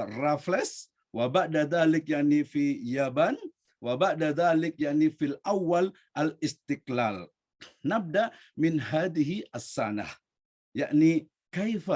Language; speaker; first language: Arabic; non-native, learner; Indonesian